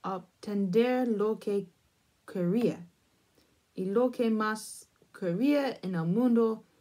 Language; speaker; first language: Spanish; non-native, learner; English